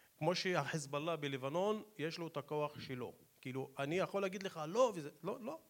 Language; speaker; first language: Hebrew; non-native, local second language; Arabic